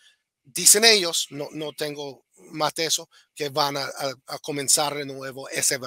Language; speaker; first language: Spanish; non-native, fluent; English